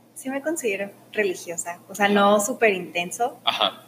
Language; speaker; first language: Spanish; native; Spanish